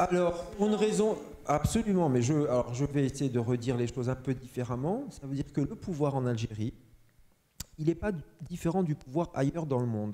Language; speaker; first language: French; non-native, local second language; Arabic